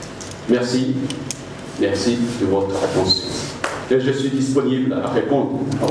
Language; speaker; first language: French; non-native, fluent; Chinese